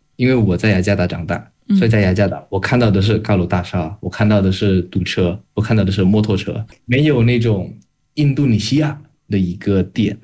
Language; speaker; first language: Chinese; non-native, fluent; Indonesian